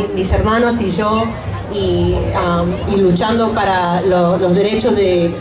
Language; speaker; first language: Spanish; early bilingual, heritage; Spanish